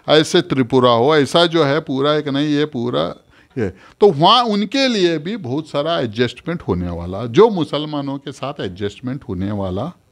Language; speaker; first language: Hindi; non-native, local second language; Urdu